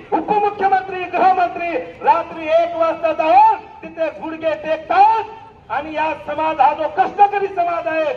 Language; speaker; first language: Marathi; non-native, local second language; Lambadi